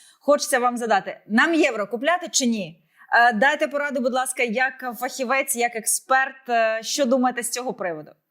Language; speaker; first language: Ukrainian; native; Ukrainian